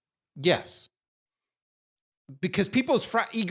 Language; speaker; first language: English; native; English